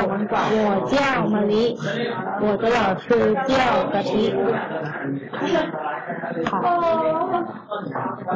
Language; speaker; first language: Chinese; non-native, learner; Thai